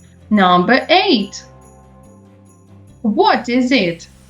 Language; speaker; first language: English; non-native, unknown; Ukrainian